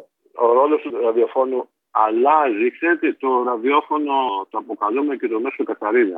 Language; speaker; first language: Greek; native; Greek